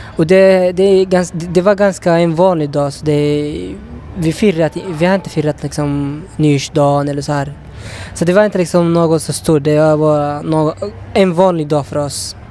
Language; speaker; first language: Swedish; non-native, learner; Tigrinya